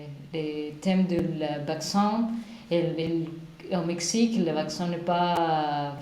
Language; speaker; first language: French; non-native, learner; Spanish